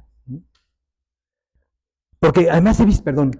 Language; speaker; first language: Spanish; native; Spanish